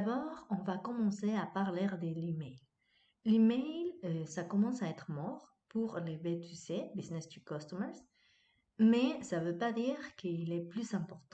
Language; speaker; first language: French; non-native, fluent; Spanish